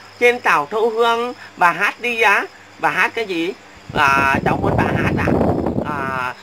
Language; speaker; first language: Vietnamese; non-native, local second language; Muong